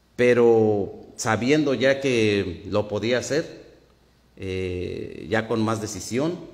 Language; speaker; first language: Spanish; native; Spanish